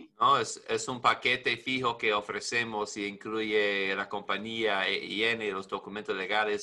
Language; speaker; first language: Spanish; non-native, learner; English